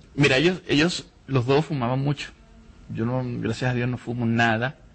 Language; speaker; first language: Spanish; native; Spanish